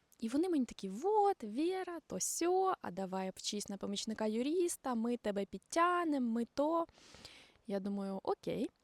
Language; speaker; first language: Ukrainian; non-native, local second language; Russian